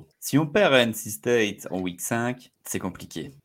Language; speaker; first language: French; native; French